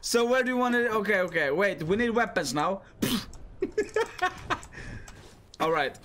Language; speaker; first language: English; non-native, fluent; Swedish